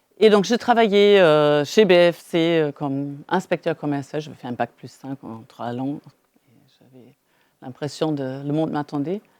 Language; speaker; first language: French; non-native, fluent; German